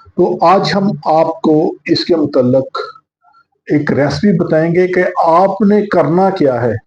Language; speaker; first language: Urdu; non-native, local second language; Punjabi